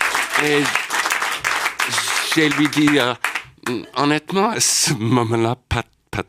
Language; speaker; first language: French; non-native, learner; English